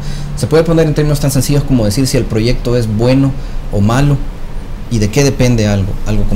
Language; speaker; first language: Spanish; native; Spanish